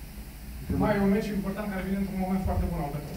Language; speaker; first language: Romanian; native; Romanian